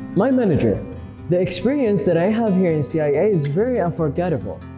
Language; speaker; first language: English; non-native, fluent; Arabic